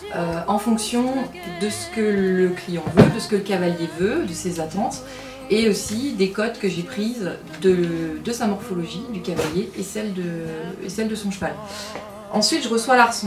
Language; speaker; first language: French; native; French